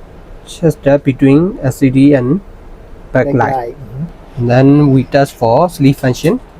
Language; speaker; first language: English; non-native, learner; Thai